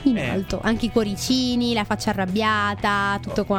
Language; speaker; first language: Italian; native; Italian